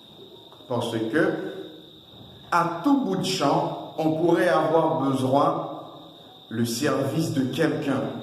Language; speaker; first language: French; non-native, local second language; Haitian Creole